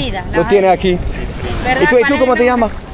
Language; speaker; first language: Spanish; non-native, learner; French